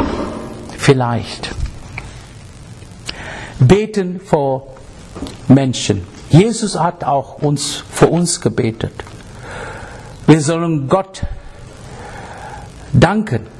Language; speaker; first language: German; non-native, learner; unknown